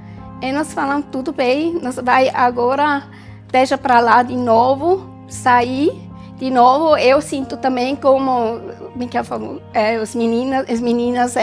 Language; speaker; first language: Portuguese; non-native, learner; German